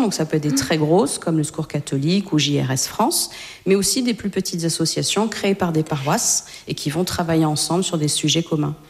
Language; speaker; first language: French; native; French